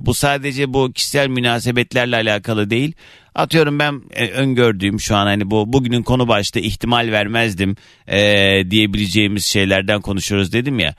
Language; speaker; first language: Turkish; native; Turkish